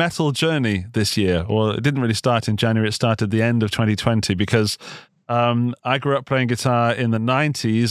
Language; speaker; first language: English; native; English